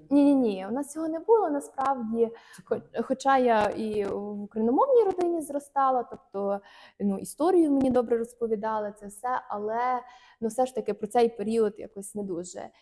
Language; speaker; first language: Ukrainian; native; Ukrainian